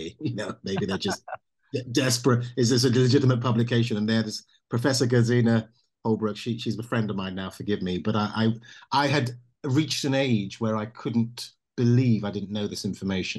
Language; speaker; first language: English; native; English